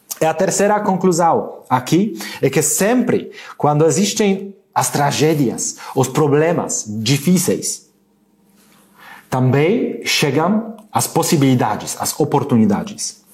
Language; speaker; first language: Portuguese; non-native, learner; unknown